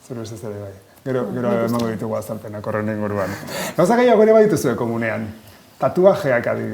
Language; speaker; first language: Basque; native; Basque